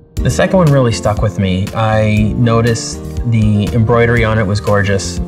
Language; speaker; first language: English; native; English